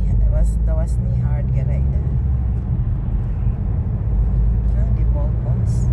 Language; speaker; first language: Dutch; non-native, learner; Filipino